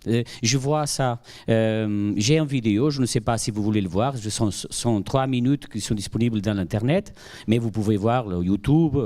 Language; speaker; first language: French; non-native, fluent; Portuguese